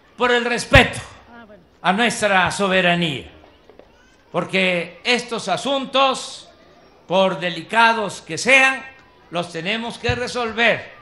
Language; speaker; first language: Spanish; native; Spanish